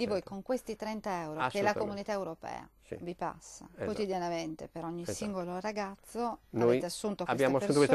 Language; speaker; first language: Italian; native; Italian